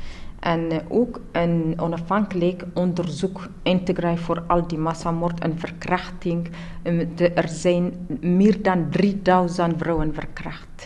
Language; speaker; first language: Dutch; non-native, learner; Tigrinya